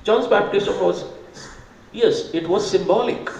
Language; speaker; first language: English; non-native, local second language; Marathi